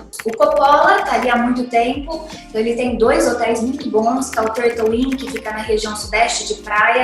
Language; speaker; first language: Portuguese; native; Portuguese